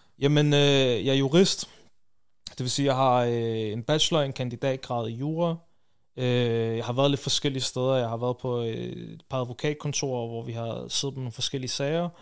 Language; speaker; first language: Danish; early bilingual, other home language; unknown